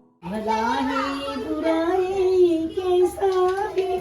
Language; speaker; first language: Hindi; non-native, local second language; Marathi